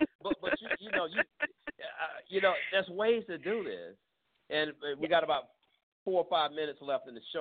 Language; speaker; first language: English; native; English